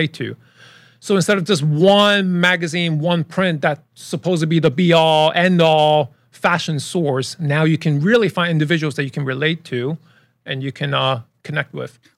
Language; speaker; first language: English; early bilingual, other home language; Cantonese